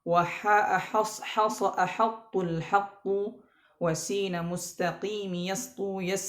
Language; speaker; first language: Arabic; non-native, fluent; Indonesian